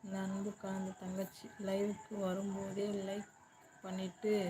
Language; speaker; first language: Tamil; native; Tamil